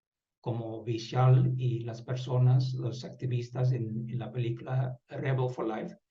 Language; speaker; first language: Spanish; non-native, fluent; Dutch